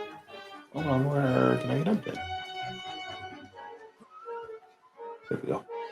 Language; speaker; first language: English; native; English